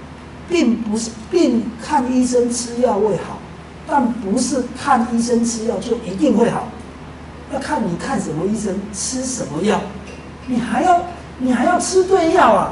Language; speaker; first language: Chinese; native; Chinese